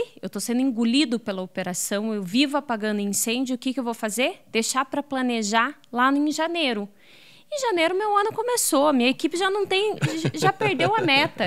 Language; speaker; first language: Portuguese; native; Portuguese